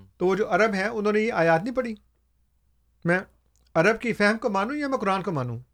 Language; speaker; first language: Urdu; native; Urdu